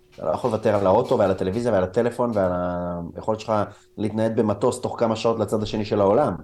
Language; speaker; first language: Hebrew; native; Hebrew